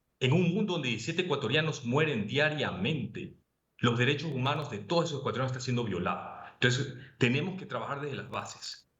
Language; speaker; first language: Spanish; native; Spanish